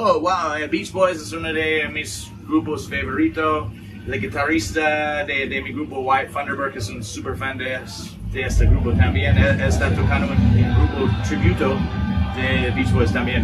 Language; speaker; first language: Spanish; non-native, learner; English